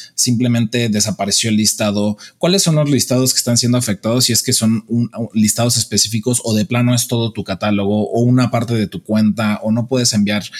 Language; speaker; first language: Spanish; native; Spanish